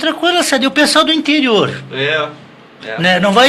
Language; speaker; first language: Portuguese; native; Portuguese